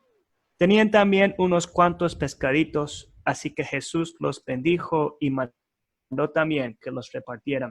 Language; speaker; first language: Spanish; non-native, fluent; English